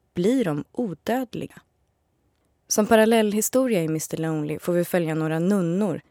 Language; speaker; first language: Swedish; native; Swedish